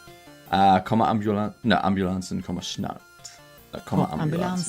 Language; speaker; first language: Swedish; non-native, learner; English